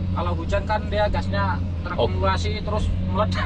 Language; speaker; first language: Indonesian; native; Indonesian